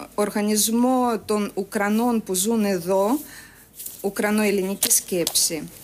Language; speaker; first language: Greek; non-native, fluent; Ukrainian